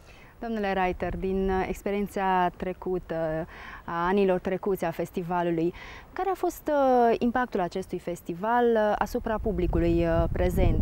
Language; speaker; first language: Romanian; native; Romanian